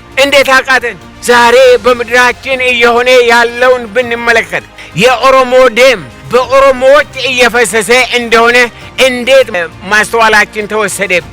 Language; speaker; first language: Amharic; non-native, local second language; Oromo